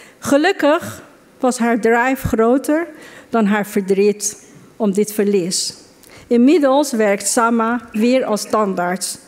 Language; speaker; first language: Dutch; non-native, fluent; Persian